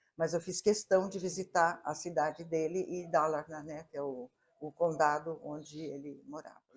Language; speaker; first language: Portuguese; native; Portuguese